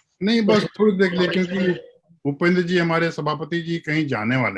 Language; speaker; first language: Hindi; native; Hindi